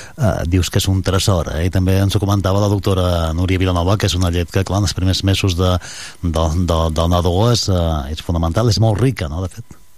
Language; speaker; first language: Catalan; native; Catalan